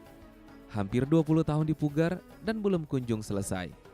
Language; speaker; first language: Indonesian; native; Indonesian